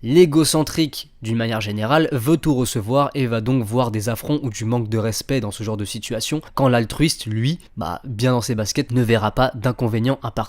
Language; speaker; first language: French; native; French